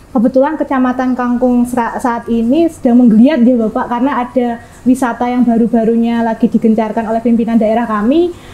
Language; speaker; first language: Indonesian; native; Indonesian